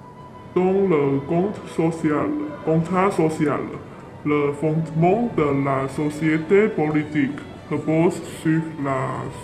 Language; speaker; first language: French; non-native, learner; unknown